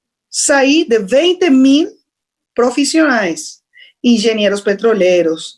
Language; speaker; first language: Portuguese; non-native, fluent; Spanish